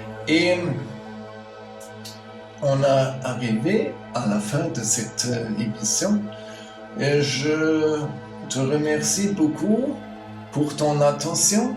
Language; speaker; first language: French; non-native, learner; German